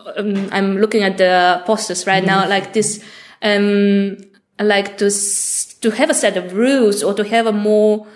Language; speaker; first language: English; non-native, fluent; Bulgarian